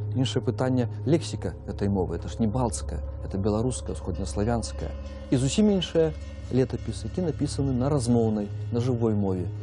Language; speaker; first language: Belarusian; non-native, local second language; Russian